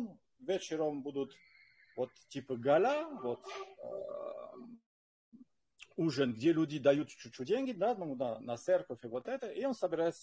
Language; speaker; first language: Russian; non-native, fluent; French